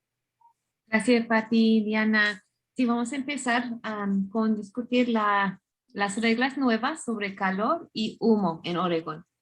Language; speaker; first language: Spanish; non-native, fluent; English